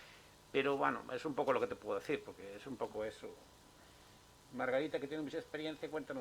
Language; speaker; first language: Spanish; native; Spanish